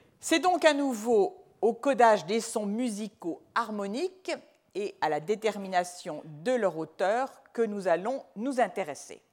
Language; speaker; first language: French; native; French